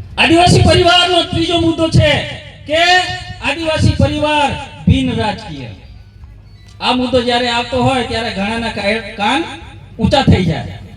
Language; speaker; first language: Gujarati; non-native, local second language; Bhili